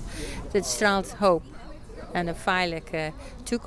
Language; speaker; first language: Dutch; non-native, fluent; English